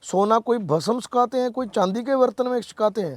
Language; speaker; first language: Hindi; non-native, local second language; Punjabi